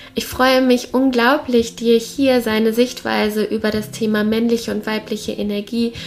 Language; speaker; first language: German; native; German